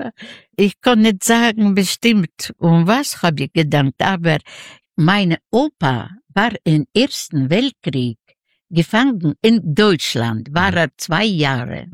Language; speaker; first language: German; non-native, fluent; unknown